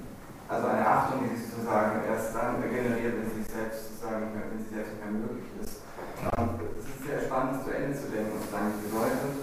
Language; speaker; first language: German; native; German